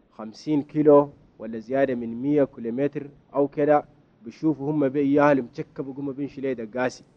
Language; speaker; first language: Arabic; native; Arabic